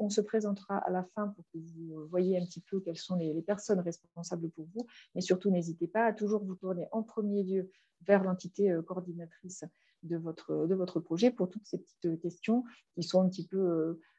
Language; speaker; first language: French; native; French